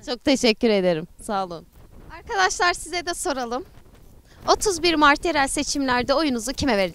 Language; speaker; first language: Turkish; native; Turkish